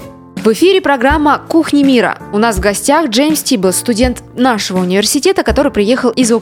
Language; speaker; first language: Russian; native; Russian